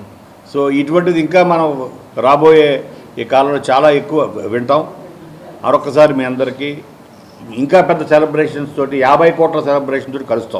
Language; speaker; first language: Telugu; native; Telugu